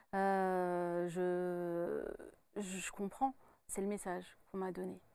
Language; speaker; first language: French; native; French